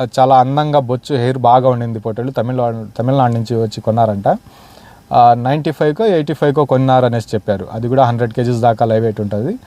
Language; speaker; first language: Telugu; non-native, local second language; Urdu